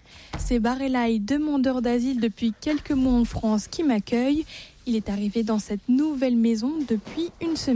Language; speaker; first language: French; native; French